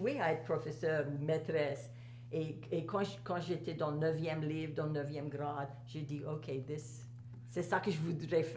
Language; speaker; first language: French; native; French